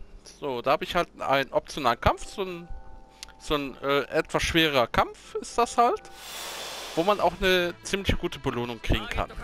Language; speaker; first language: German; native; German